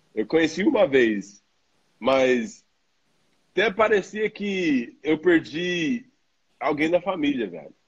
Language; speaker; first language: Portuguese; non-native, fluent; English